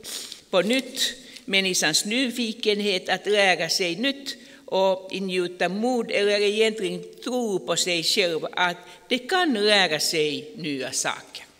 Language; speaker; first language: Swedish; non-native, fluent; Finnish